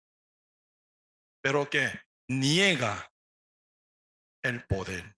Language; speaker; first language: Spanish; non-native, learner; Korean